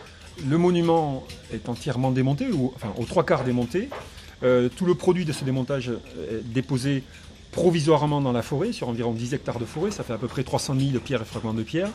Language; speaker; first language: French; native; French